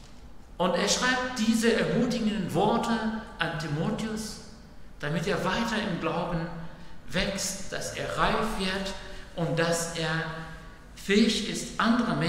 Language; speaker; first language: German; non-native, fluent; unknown